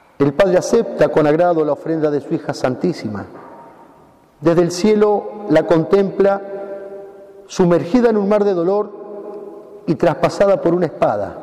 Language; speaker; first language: Spanish; native; Spanish